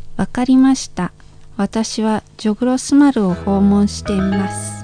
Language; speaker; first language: Japanese; non-native, fluent; Indonesian